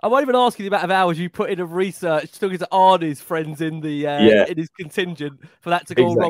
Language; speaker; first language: English; native; English